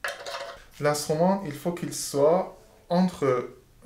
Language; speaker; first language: French; non-native, learner; Persian